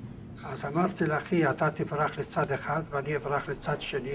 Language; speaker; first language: Hebrew; non-native, fluent; Yiddish